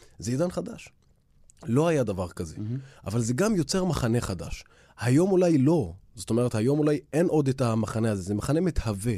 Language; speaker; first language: Hebrew; non-native, local second language; Arabic